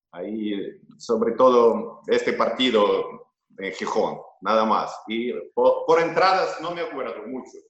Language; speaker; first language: Spanish; non-native, fluent; Russian